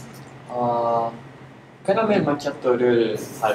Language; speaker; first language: Korean; non-native, learner; French